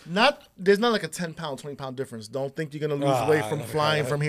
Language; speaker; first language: English; early bilingual, other home language; Spanish